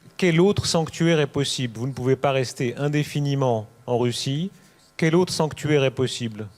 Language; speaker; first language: French; native; French